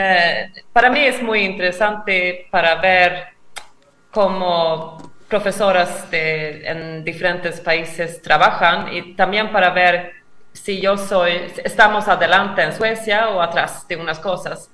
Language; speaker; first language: Spanish; non-native, fluent; Swedish